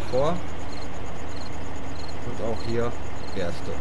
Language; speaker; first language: German; native; German